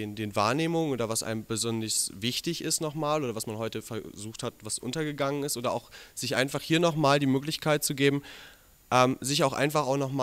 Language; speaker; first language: German; native; German